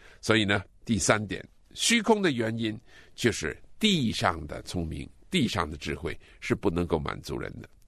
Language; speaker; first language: Chinese; native; Chinese